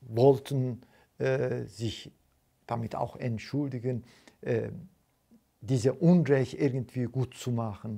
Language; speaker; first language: German; non-native, fluent; Turkish